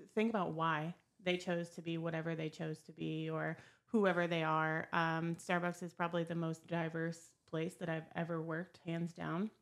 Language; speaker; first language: English; native; English